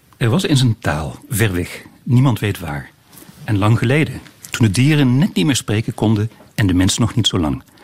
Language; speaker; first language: Dutch; native; Dutch